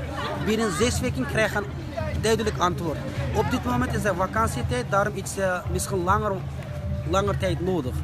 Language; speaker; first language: Dutch; non-native, learner; Uyghur